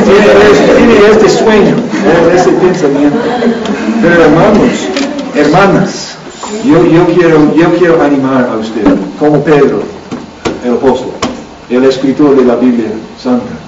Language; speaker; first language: Spanish; non-native, learner; English